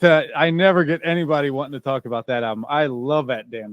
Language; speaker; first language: English; native; English